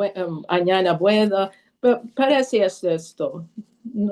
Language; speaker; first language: Spanish; early bilingual, heritage; Spanish